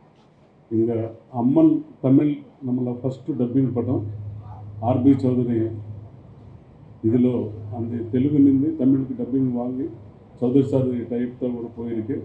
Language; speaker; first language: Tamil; non-native, learner; Telugu